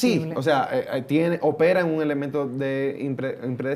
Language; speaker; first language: Spanish; native; Spanish